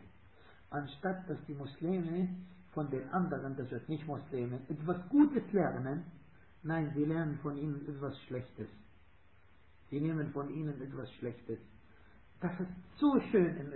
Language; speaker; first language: German; non-native, fluent; Arabic